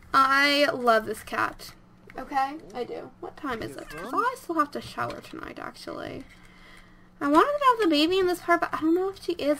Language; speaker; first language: English; native; English